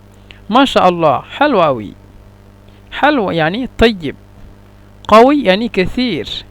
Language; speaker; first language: Arabic; non-native, fluent; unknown